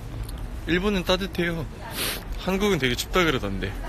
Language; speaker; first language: Japanese; non-native, fluent; Korean